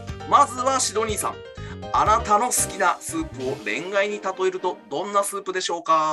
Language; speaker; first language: Japanese; native; Japanese